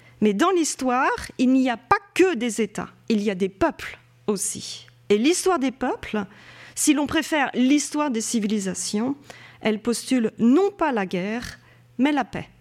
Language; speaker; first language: French; native; French